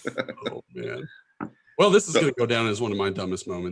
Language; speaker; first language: English; native; English